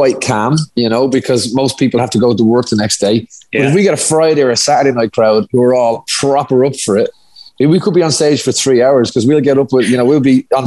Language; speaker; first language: English; native; English